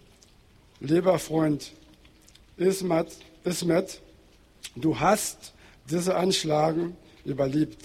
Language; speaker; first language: German; non-native, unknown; Portuguese